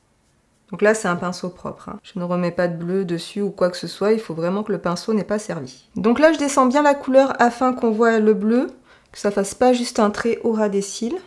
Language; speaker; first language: French; native; French